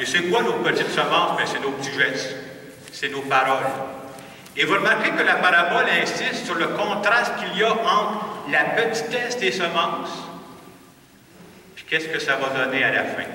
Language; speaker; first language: French; native; French